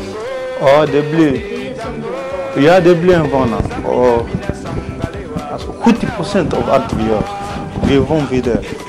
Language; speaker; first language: Swedish; non-native, fluent; Lingala